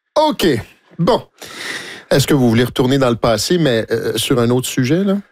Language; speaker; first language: French; native; French